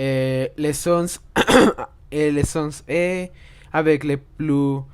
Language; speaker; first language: French; non-native, learner; Spanish